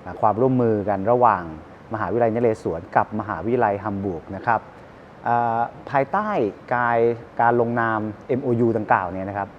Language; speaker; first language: Thai; native; Thai